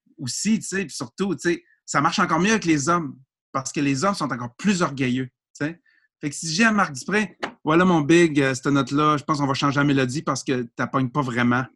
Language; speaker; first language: French; native; French